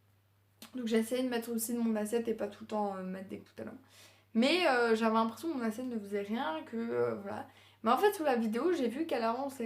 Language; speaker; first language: French; native; French